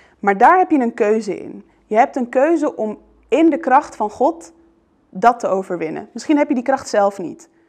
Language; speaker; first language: Dutch; early bilingual, other home language; Arabic